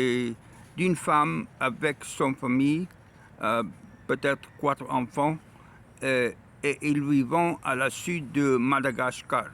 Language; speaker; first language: French; non-native, learner; Arabic